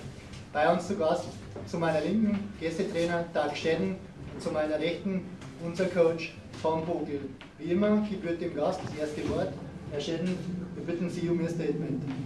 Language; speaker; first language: German; native; German